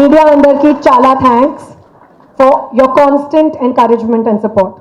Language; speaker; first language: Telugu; non-native, local second language; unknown